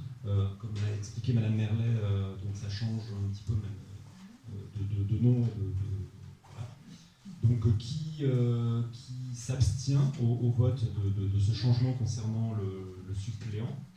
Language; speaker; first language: French; native; French